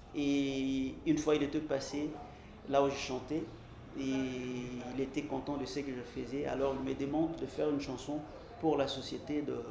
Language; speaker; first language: French; non-native, local second language; Lingala